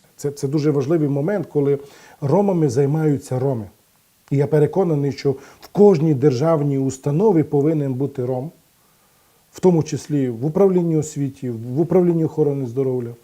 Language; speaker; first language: Ukrainian; non-native, local second language; Romany